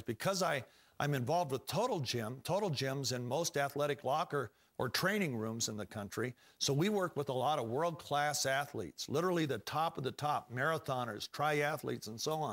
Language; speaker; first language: English; native; English